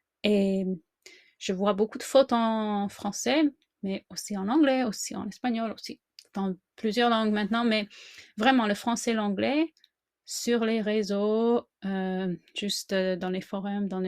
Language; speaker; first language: French; non-native, fluent; English